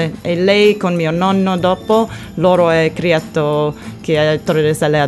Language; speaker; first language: Italian; non-native, learner; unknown